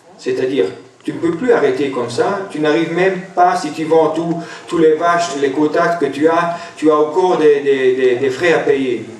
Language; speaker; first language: French; non-native, local second language; German